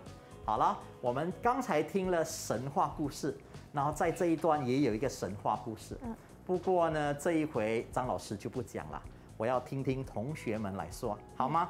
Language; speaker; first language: Chinese; native; Chinese